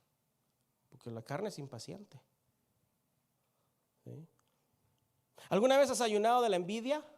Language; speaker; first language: Spanish; native; Spanish